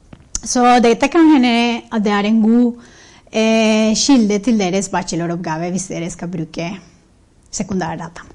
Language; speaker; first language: Norwegian; non-native, fluent; Spanish